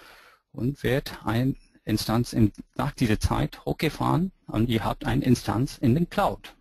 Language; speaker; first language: German; non-native, fluent; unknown